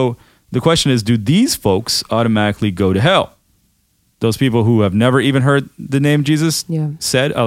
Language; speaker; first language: English; early bilingual, other home language; German